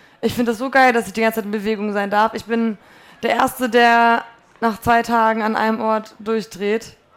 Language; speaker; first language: German; early bilingual, other home language; Polish